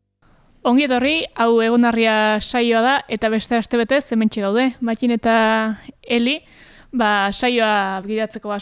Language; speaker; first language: Basque; native; Basque